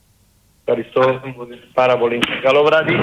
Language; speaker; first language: Greek; non-native, learner; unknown